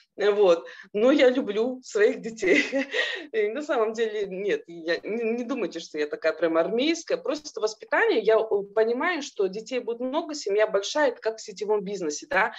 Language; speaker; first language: Russian; native; Russian